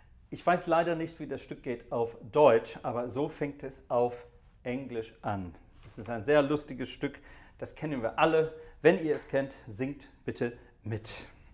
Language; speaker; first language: German; non-native, fluent; English